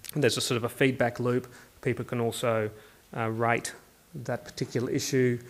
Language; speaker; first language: English; native; English